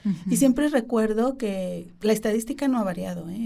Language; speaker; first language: Spanish; native; Spanish